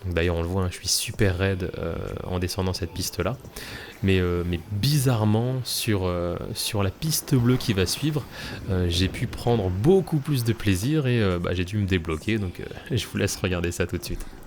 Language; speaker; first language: French; native; French